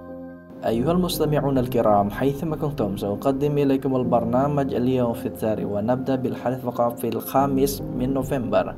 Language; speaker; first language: Arabic; non-native, fluent; Indonesian